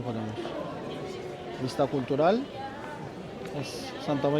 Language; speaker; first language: Spanish; non-native, learner; Turkish